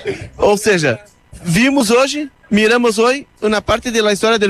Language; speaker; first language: Spanish; non-native, learner; Portuguese